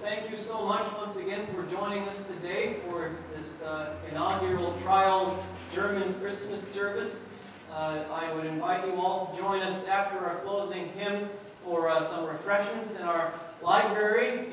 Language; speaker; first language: English; native; English